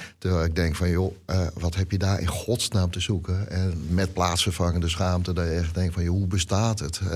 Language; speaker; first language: Dutch; native; Dutch